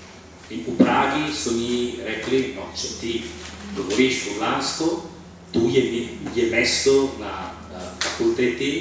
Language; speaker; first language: Slovenian; non-native, fluent; Italian